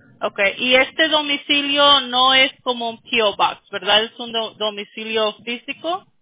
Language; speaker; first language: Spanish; early bilingual, heritage; Spanish